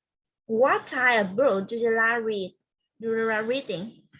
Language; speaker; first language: English; non-native, learner; Vietnamese